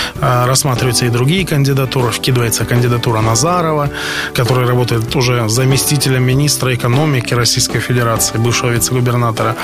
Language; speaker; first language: Russian; native; Russian